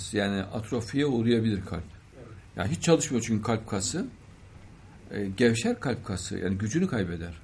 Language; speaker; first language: Turkish; native; Turkish